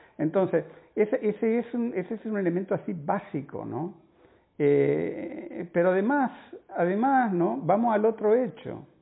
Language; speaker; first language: Spanish; native; Spanish